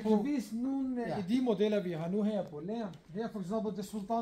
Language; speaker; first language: Danish; non-native, fluent; Kurdish